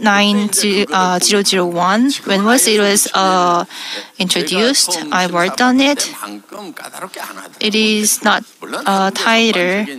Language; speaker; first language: English; non-native, fluent; Korean